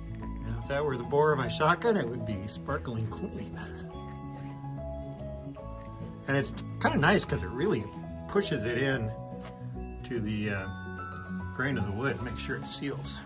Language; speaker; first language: English; native; English